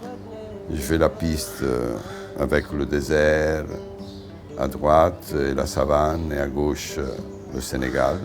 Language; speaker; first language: French; non-native, fluent; Italian